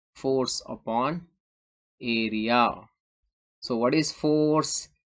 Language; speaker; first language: English; non-native, local second language; Urdu